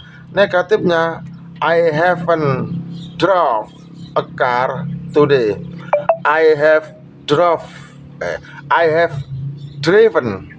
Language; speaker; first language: English; non-native, learner; Indonesian